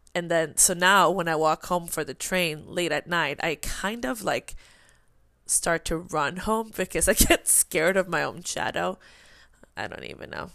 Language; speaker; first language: English; non-native, fluent; Swedish